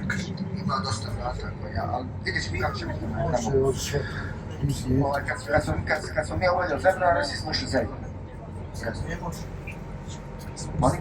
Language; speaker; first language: Bosnian; native; Bosnian